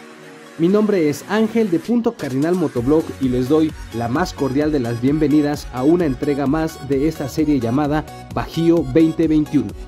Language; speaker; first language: Spanish; native; Spanish